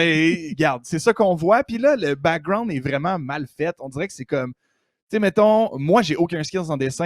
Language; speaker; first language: French; native; French